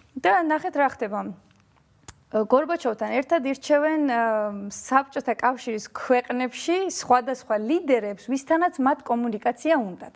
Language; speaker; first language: Georgian; early bilingual, heritage; Georgian